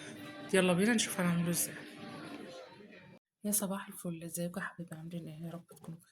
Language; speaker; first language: Arabic; native; Arabic